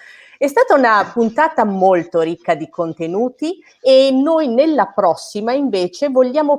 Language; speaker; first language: Italian; native; Italian